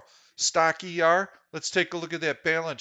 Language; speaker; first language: English; native; English